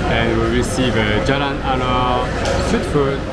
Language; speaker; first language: English; non-native, fluent; French